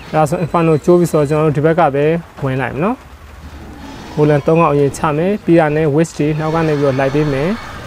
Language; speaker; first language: Burmese; native; Burmese